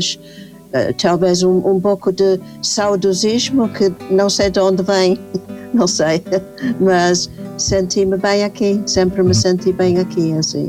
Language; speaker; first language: Portuguese; non-native, fluent; English